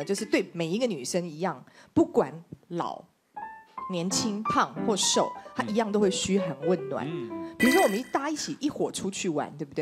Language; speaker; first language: Chinese; native; Chinese